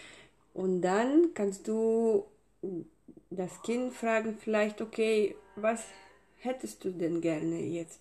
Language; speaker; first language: German; non-native, fluent; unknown